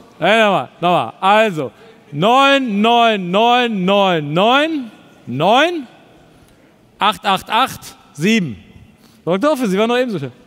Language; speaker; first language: German; native; German